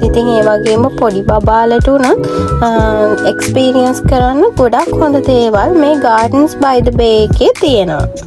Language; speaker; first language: Sinhala; native; Sinhala